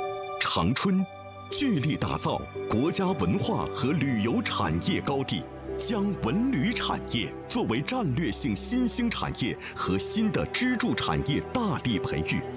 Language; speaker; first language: Chinese; native; Chinese